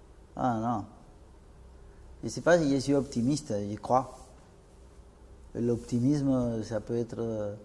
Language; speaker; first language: French; non-native, fluent; Spanish